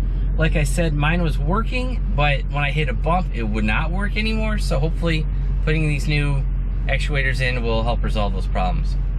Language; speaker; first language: English; native; English